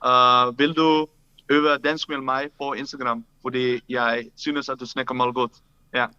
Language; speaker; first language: Danish; non-native, learner; Dutch